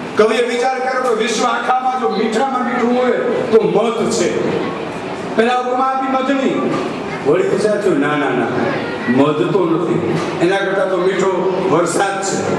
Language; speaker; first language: Gujarati; non-native, local second language; Kachhi